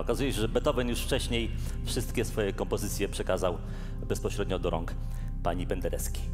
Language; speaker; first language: Polish; native; Polish